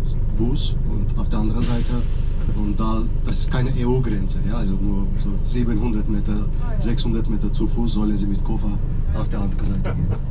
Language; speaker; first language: German; non-native, fluent; Azerbaijani